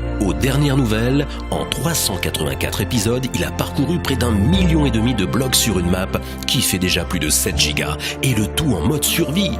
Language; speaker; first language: French; native; French